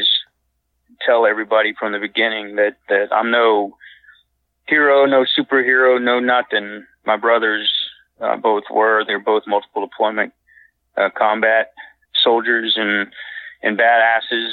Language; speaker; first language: English; native; English